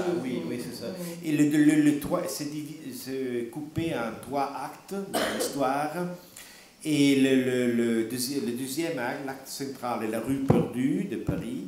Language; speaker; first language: French; non-native, learner; Italian